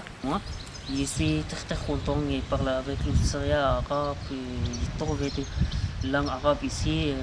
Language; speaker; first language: French; non-native, learner; Arabic